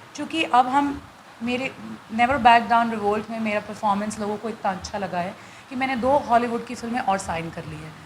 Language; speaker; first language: Hindi; non-native, local second language; Bhojpuri